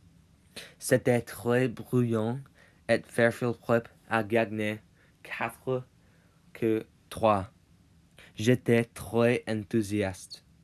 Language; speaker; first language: French; non-native, learner; English